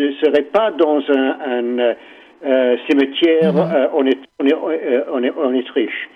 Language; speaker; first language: French; non-native, learner; English